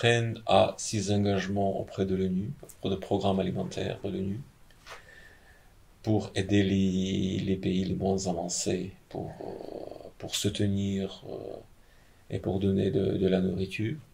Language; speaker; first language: French; non-native, fluent; Ukrainian